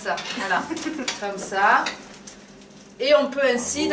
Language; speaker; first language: French; native; French